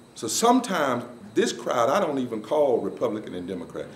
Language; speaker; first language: English; native; English